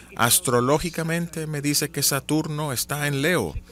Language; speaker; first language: Spanish; non-native, fluent; Malayalam